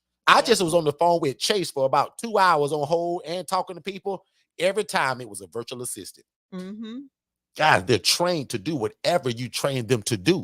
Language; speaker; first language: English; native; English